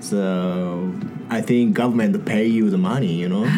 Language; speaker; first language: English; non-native, learner; Japanese